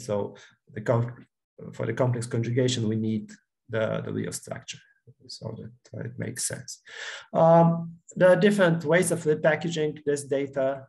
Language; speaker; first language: English; non-native, fluent; Bulgarian